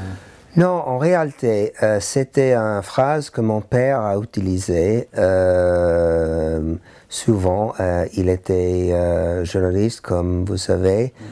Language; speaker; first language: French; non-native, learner; English